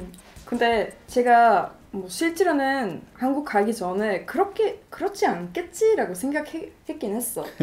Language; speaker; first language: Korean; non-native, fluent; Swedish